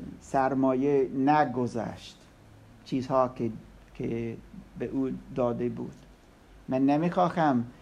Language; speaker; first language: Persian; non-native, learner; English